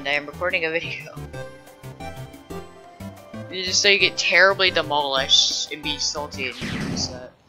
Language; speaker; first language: English; native; English